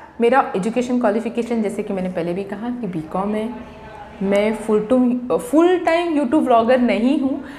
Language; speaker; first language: Hindi; non-native, local second language; Marathi